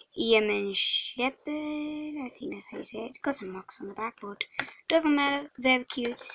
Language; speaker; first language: English; non-native, fluent; Swedish